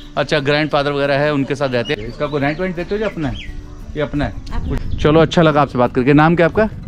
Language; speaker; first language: Hindi; native; Hindi